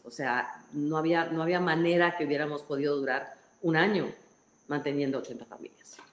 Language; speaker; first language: Spanish; non-native, fluent; English